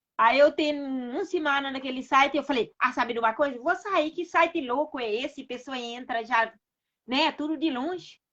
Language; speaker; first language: Portuguese; non-native, local second language; Kabuverdianu